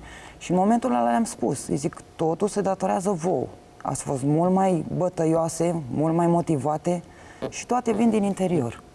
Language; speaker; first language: Romanian; native; Romanian